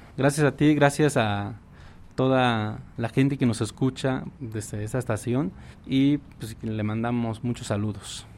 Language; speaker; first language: Spanish; non-native, local second language; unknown